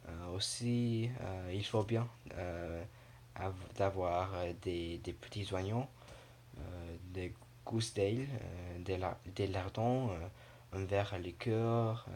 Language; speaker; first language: French; non-native, learner; English